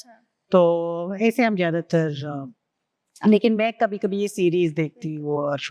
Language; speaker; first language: Hindi; non-native, local second language; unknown